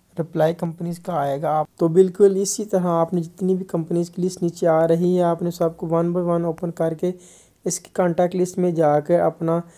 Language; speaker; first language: Urdu; non-native, local second language; Punjabi